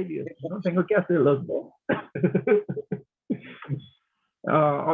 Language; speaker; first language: Spanish; non-native, learner; English